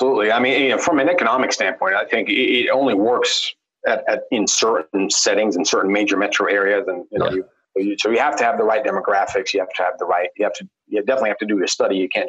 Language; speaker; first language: English; non-native, fluent; Arabic